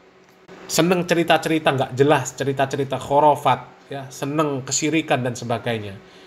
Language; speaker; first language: Indonesian; native; Indonesian